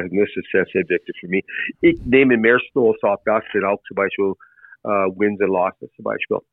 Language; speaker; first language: German; non-native, learner; English